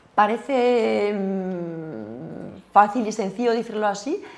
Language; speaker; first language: Spanish; non-native, fluent; French